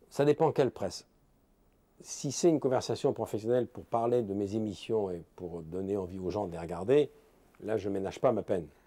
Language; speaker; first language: French; native; French